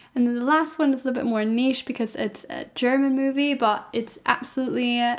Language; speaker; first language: English; non-native, fluent; German